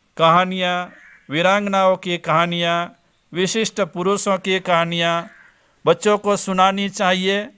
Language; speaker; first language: Hindi; non-native, local second language; Gujarati